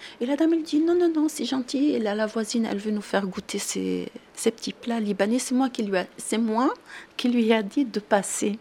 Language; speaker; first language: French; non-native, local second language; Arabic